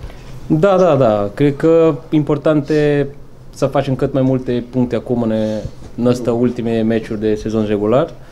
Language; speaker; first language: Romanian; non-native, fluent; Portuguese